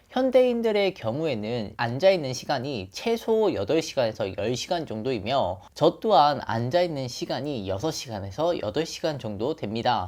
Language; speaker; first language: Korean; native; Korean